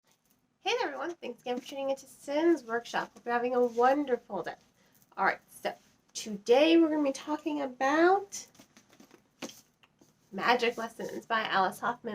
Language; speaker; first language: English; native; English